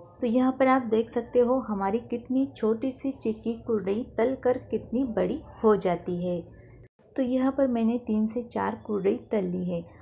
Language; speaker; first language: Hindi; non-native, local second language; Marathi